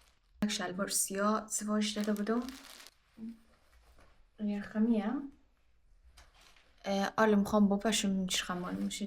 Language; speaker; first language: Persian; early bilingual, heritage; Persian